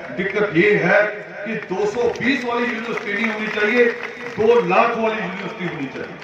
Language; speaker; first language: Hindi; non-native, local second language; Punjabi